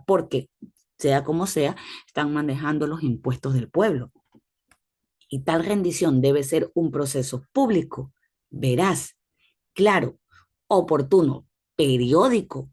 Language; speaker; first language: Spanish; native; Spanish